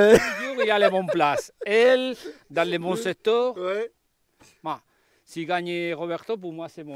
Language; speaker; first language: French; non-native, learner; Spanish